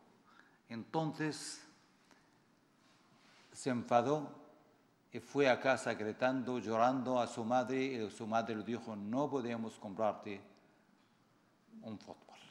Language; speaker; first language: Spanish; non-native, fluent; Arabic